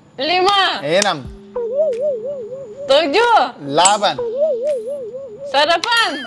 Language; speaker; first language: Indonesian; non-native, learner; Russian